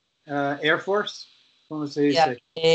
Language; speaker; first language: Spanish; non-native, learner; English